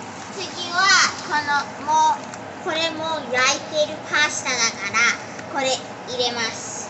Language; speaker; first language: Japanese; early bilingual, heritage; Japanese